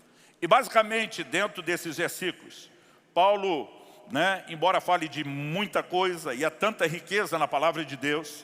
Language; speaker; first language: Portuguese; native; Portuguese